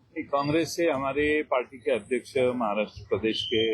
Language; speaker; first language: Hindi; non-native, local second language; Marathi